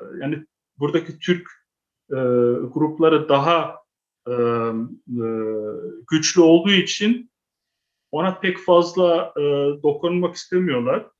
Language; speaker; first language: Turkish; early bilingual, heritage; Turkish